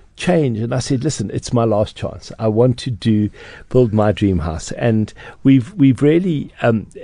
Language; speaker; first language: English; native; English